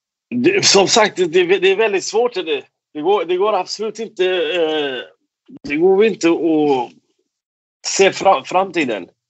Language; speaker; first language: Swedish; non-native, fluent; Persian